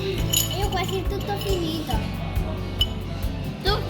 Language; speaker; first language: Italian; early bilingual, other home language; Sinhala